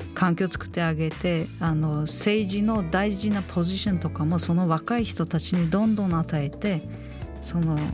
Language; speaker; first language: Japanese; non-native, fluent; Uzbek